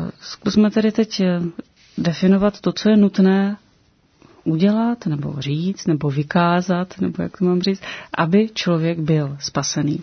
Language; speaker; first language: Czech; native; Czech